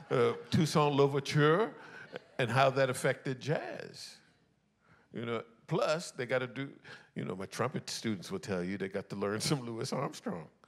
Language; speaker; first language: English; native; English